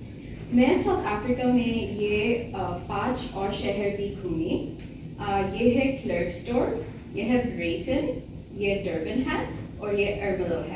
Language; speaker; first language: Hindi; non-native, learner; Bangla